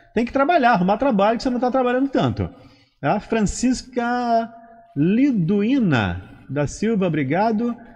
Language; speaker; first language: Portuguese; native; Portuguese